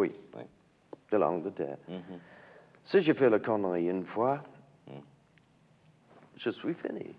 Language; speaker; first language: French; non-native, learner; English